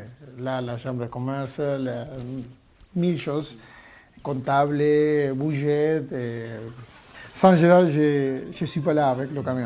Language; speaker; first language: French; non-native, fluent; Spanish